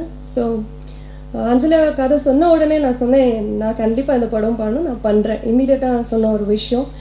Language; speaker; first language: Tamil; non-native, local second language; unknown